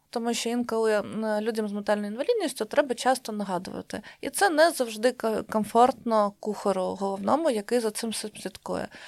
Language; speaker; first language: Ukrainian; non-native, local second language; Russian